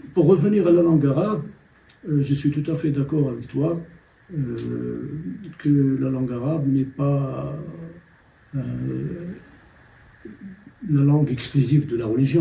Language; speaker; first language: French; non-native, local second language; Tachelhit